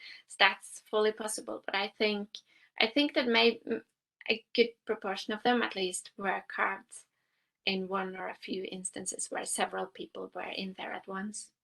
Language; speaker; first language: English; non-native, fluent; Norwegian